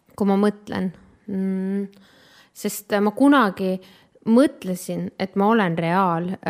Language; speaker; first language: Estonian; native; Estonian